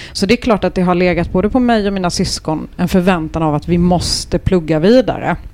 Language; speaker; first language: Swedish; early bilingual, other home language; Turkish